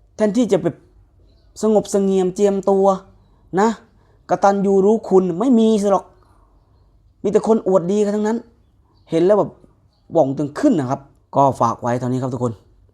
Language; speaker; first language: Thai; native; Thai